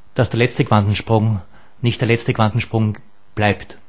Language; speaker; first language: German; native; German